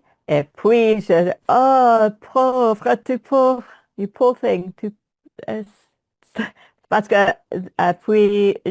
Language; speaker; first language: French; non-native, learner; English